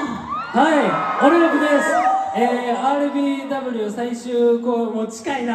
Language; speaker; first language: Japanese; non-native, fluent; Korean